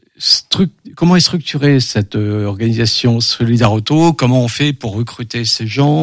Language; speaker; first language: French; native; French